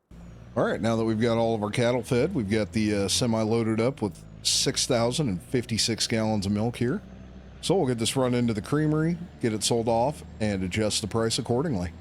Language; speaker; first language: English; native; English